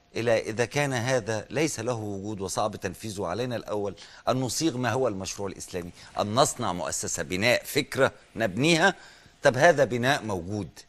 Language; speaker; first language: Arabic; native; Arabic